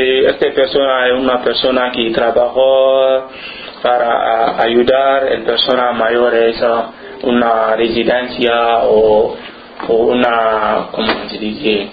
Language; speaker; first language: Spanish; non-native, learner; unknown